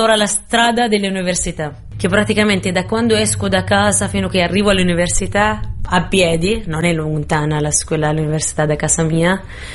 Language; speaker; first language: Italian; non-native, fluent; Arabic